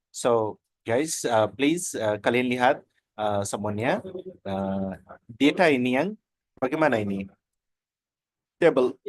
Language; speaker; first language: Indonesian; non-native, learner; Nepali